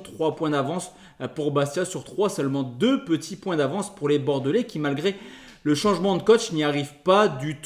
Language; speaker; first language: French; native; French